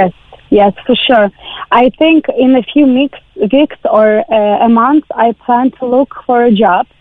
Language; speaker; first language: English; non-native, learner; Ukrainian